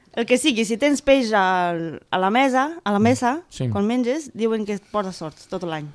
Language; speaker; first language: Catalan; non-native, fluent; Romanian